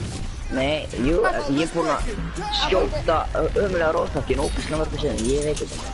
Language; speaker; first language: Icelandic; early bilingual, other home language; Norwegian